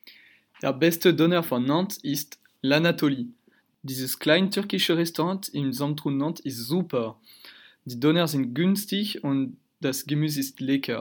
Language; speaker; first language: German; non-native, learner; French